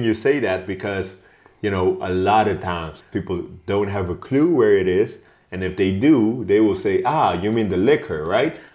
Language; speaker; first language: English; non-native, fluent; Papiamento